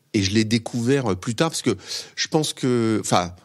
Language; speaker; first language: French; native; French